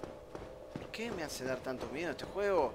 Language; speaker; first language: Spanish; native; Spanish